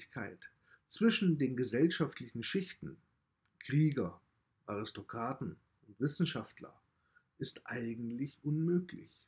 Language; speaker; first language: German; native; German